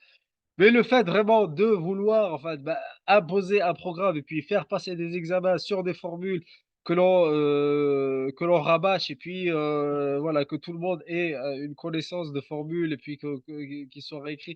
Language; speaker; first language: French; native; French